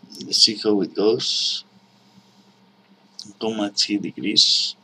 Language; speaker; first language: English; non-native, learner; Spanish